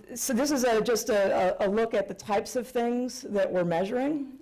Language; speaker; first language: English; native; English